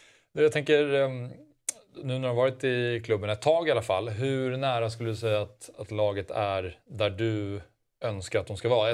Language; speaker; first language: Swedish; native; Swedish